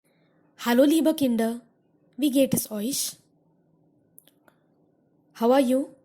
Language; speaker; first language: German; non-native, fluent; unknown